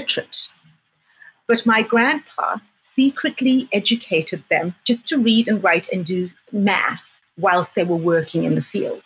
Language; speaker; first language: English; native; English